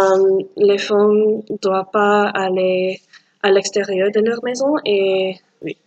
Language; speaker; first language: French; non-native, learner; English